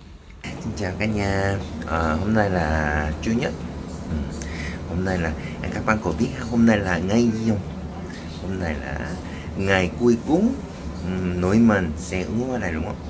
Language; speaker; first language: Vietnamese; non-native, learner; Korean